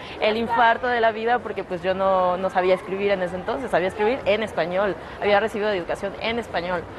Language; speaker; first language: Spanish; non-native, local second language; Yucateco